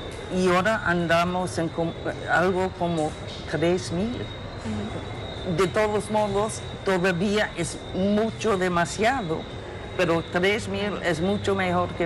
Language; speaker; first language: Spanish; non-native, fluent; English